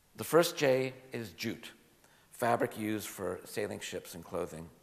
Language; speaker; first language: English; native; English